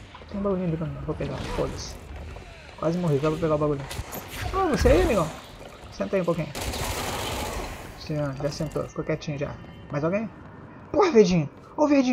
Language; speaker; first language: Portuguese; native; Portuguese